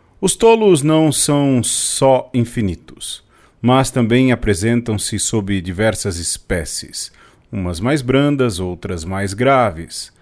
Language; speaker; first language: Portuguese; native; Portuguese